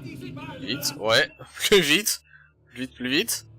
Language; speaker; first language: French; native; French